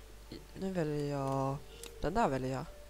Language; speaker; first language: Swedish; native; Swedish